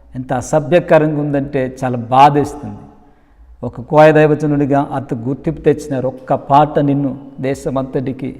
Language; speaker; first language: Telugu; non-native, local second language; Koya